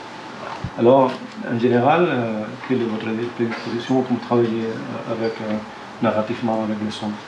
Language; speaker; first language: French; non-native, fluent; Spanish